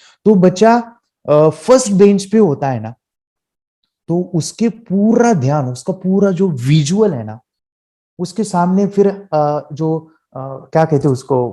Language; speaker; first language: Hindi; native; Hindi